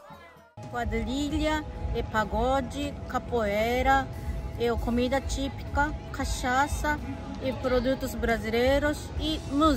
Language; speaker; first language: Portuguese; non-native, fluent; Japanese